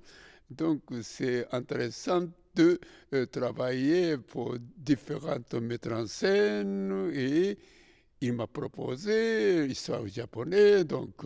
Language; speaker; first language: French; non-native, fluent; Japanese